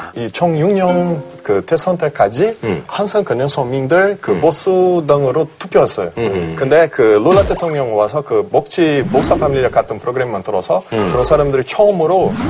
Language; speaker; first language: Korean; non-native, fluent; Portuguese